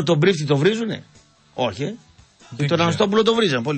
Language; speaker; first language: Greek; native; Greek